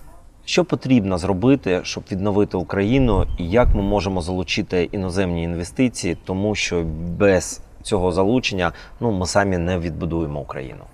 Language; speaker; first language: Ukrainian; native; Ukrainian